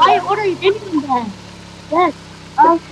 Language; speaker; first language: Turkish; native; Turkish